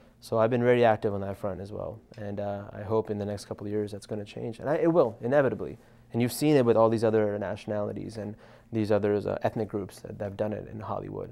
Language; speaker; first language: English; early bilingual, other home language; Urdu